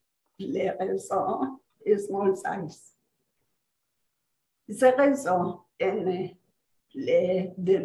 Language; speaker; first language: French; non-native, fluent; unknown